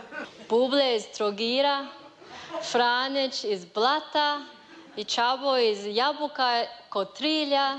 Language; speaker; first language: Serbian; non-native, learner; Chinese